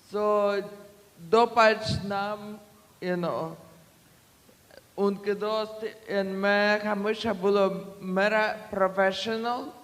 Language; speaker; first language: Hindi; non-native, learner; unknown